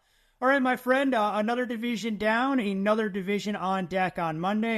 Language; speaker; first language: English; native; English